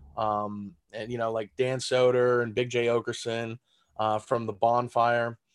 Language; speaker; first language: English; early bilingual, other home language; German